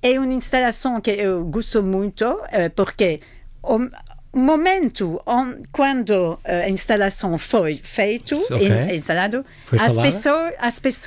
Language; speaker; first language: Portuguese; non-native, fluent; French